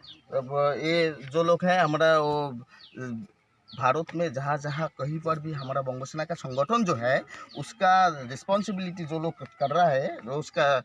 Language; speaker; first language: Hindi; non-native, local second language; Bangla